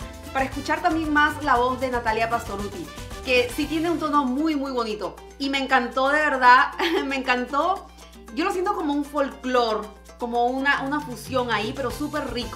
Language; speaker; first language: Spanish; native; Spanish